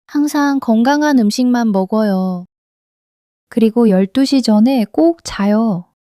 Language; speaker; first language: Korean; early bilingual, heritage; English